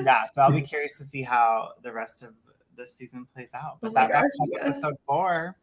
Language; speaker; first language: English; native; English